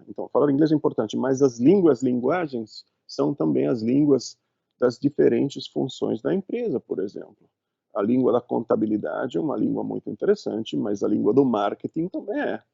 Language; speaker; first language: Portuguese; non-native, fluent; Italian